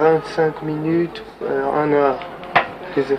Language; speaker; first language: French; non-native, learner; Portuguese